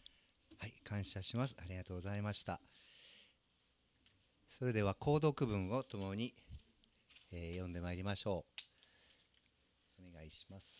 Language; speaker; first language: Japanese; native; Japanese